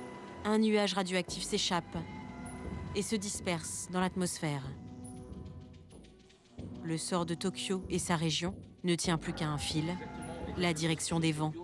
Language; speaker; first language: French; native; French